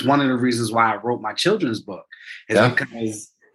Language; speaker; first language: English; native; English